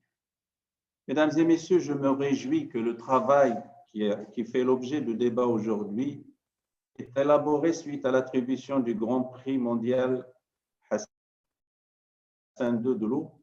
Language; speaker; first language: French; non-native, local second language; Arabic